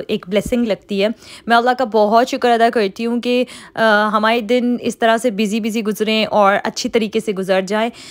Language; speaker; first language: Urdu; native; Urdu